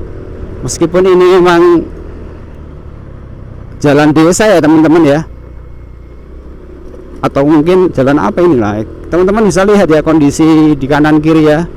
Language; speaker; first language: Indonesian; non-native, local second language; Javanese